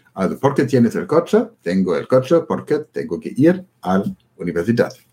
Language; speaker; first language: Spanish; non-native, learner; German